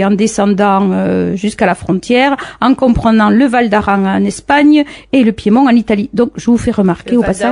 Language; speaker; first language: French; native; French